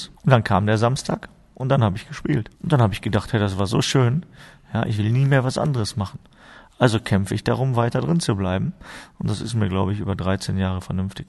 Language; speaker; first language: German; native; German